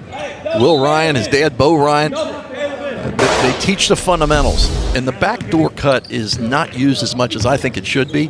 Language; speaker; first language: English; native; English